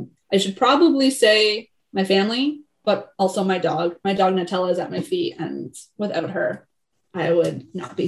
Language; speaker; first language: English; native; English